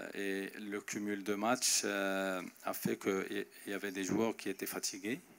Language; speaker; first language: French; non-native, local second language; Arabic